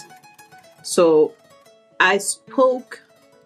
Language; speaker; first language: English; non-native, fluent; French